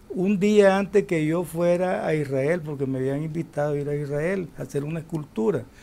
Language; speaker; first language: Spanish; native; Spanish